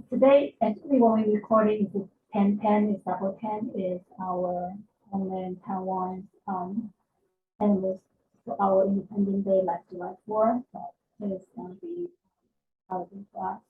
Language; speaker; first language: English; non-native, learner; Chinese